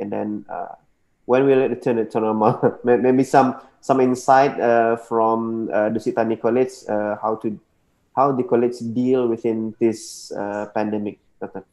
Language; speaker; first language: English; non-native, local second language; Indonesian